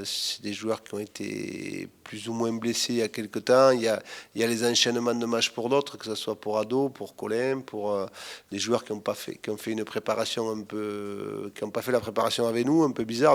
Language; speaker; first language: French; native; French